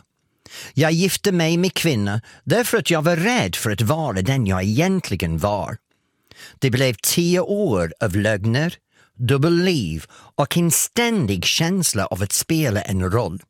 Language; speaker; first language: Swedish; non-native, fluent; English